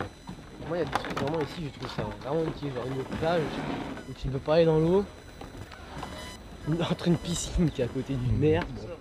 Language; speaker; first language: French; native; French